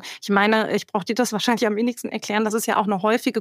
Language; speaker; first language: German; native; German